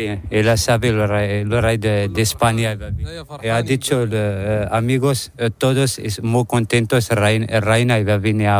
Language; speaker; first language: Spanish; non-native, learner; Arabic